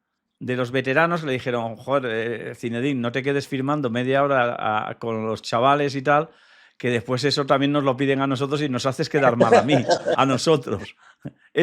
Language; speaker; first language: Spanish; native; Spanish